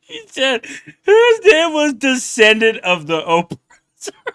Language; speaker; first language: English; native; English